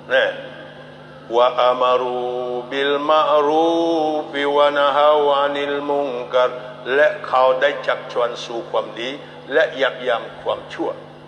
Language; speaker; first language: Thai; non-native, local second language; Malay